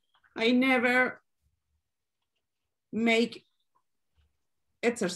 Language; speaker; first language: English; non-native, learner; Spanish